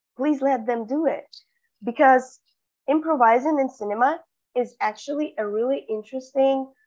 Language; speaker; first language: English; non-native, fluent; Russian